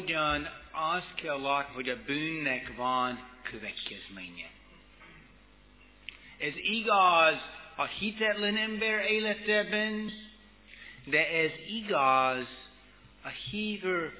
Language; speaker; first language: Hungarian; non-native, fluent; English